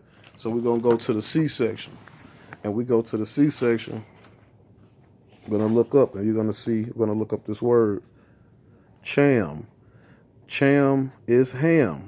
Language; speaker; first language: English; native; English